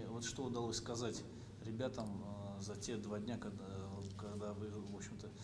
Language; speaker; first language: Russian; native; Russian